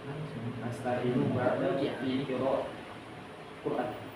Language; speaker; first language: Arabic; non-native, learner; Indonesian